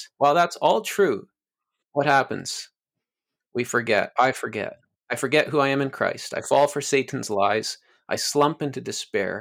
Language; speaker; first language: English; native; English